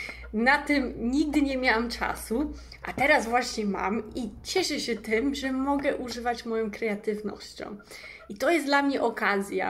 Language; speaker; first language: Polish; early bilingual, heritage; English